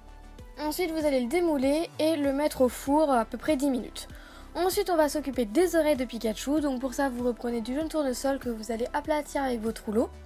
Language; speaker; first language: French; native; French